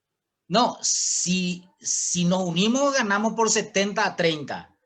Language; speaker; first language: Spanish; native; Spanish